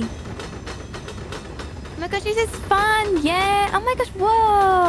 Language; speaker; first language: English; native; English